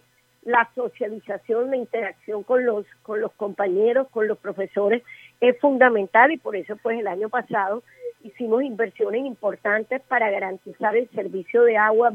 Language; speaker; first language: Spanish; native; Spanish